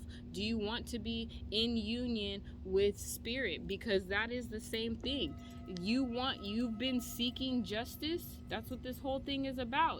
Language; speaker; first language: English; native; English